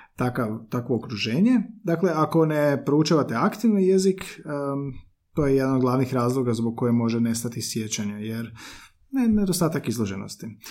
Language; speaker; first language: Croatian; native; Croatian